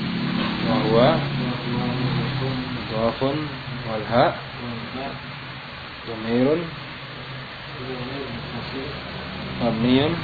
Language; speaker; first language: Arabic; non-native, fluent; Indonesian